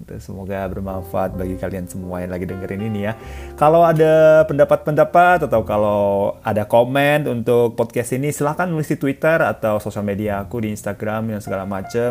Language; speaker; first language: Indonesian; non-native, fluent; Japanese